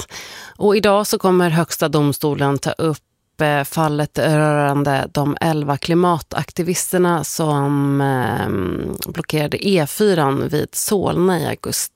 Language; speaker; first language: Swedish; native; Swedish